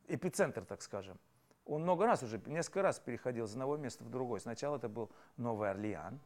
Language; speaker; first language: Russian; native; Russian